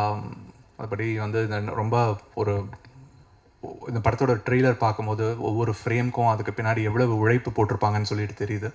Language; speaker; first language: Tamil; native; Tamil